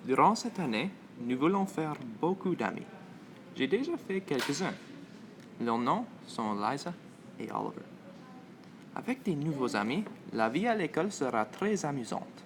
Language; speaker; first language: French; non-native, local second language; English